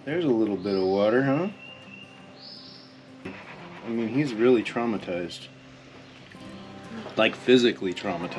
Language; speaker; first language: English; native; English